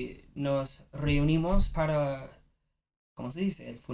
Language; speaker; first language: Spanish; non-native, fluent; English